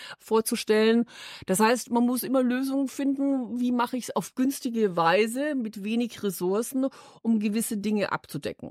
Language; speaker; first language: German; native; German